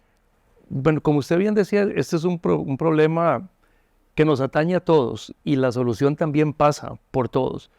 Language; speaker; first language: Spanish; native; Spanish